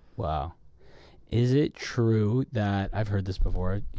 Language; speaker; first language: English; native; English